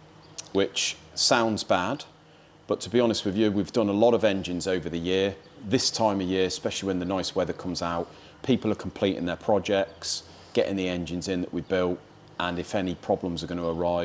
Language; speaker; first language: English; native; English